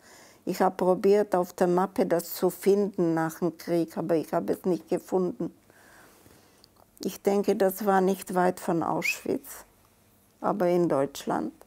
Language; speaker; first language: German; non-native, fluent; Czech